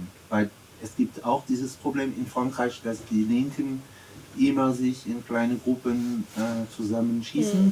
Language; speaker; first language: German; non-native, learner; French